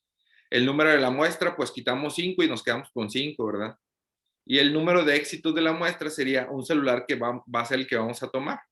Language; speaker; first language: Spanish; native; Spanish